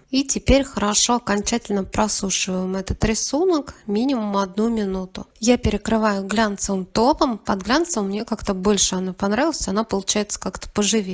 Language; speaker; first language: Russian; native; Russian